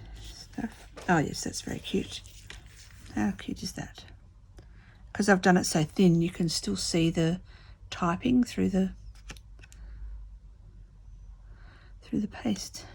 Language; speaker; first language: English; native; English